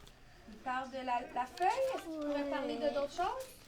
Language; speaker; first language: French; native; French